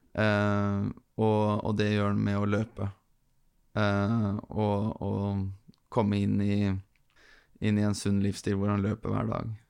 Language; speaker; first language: Norwegian; native; Norwegian